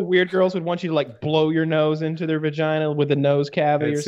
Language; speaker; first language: English; native; English